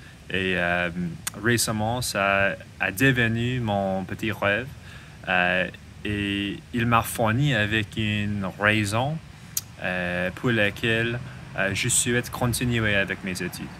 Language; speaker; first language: French; non-native, learner; English